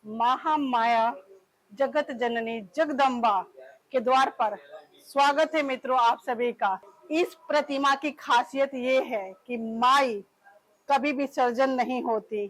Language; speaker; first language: Hindi; native; Hindi